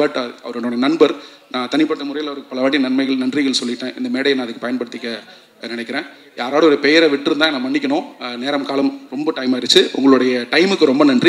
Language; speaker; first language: Tamil; native; Tamil